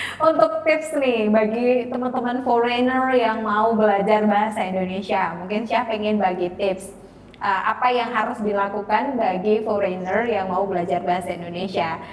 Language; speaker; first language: Indonesian; non-native, local second language; Javanese